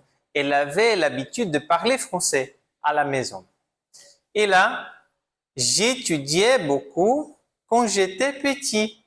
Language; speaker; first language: French; non-native, fluent; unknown